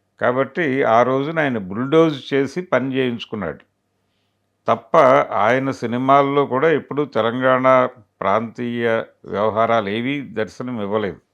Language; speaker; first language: Telugu; native; Telugu